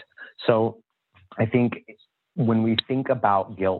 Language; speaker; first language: English; native; English